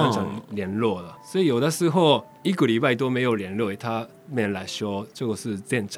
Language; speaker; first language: Chinese; non-native, fluent; Japanese